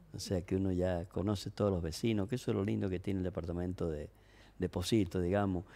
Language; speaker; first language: Spanish; native; Spanish